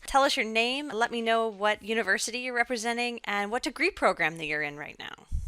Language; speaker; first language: English; native; English